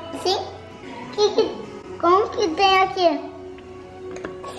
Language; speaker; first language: Portuguese; early bilingual, heritage; Portuguese